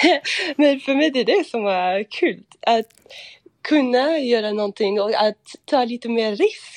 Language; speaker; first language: Swedish; non-native, fluent; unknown